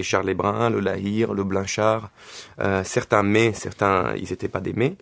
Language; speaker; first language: French; non-native, fluent; Italian